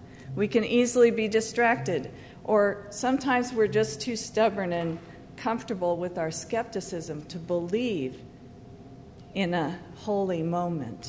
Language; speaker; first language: English; native; English